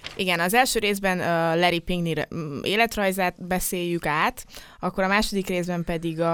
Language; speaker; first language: Hungarian; native; Hungarian